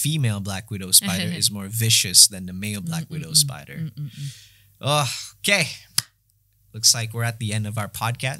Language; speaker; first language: English; non-native, fluent; Indonesian